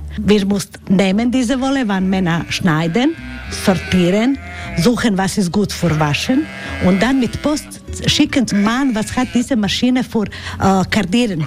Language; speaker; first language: German; non-native, learner; Croatian